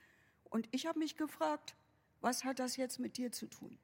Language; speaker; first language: German; native; German